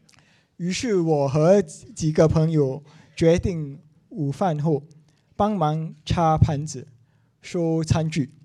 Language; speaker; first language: Chinese; non-native, local second language; English